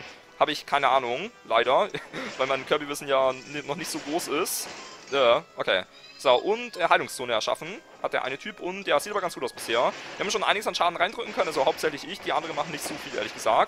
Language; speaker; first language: German; native; German